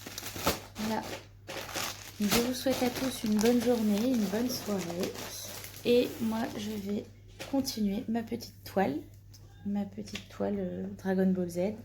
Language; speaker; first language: French; native; French